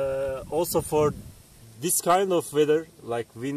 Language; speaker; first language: English; non-native, learner; Turkish